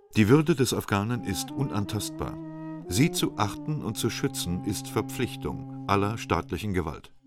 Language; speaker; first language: German; native; German